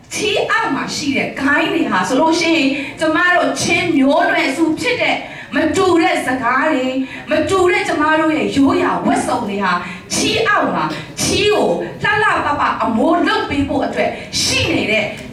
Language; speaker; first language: Burmese; non-native, local second language; Hakha Chin